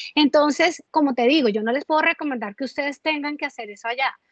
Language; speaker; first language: Spanish; native; Spanish